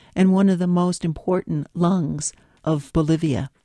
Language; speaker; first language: English; native; English